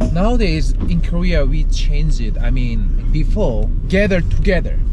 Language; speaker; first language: English; non-native, learner; Korean